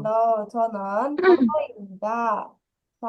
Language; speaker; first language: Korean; non-native, fluent; Indonesian